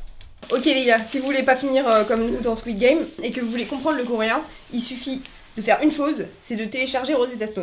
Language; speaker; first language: French; native; French